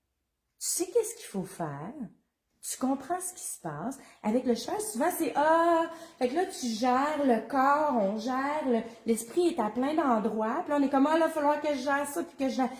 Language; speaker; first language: French; native; French